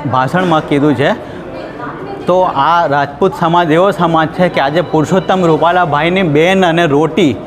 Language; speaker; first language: Gujarati; native; Gujarati